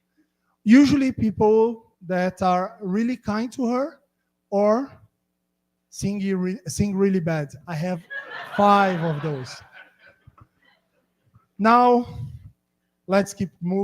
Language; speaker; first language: English; non-native, fluent; Portuguese